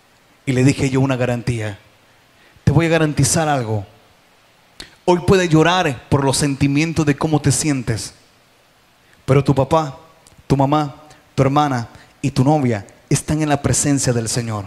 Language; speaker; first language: Spanish; native; Spanish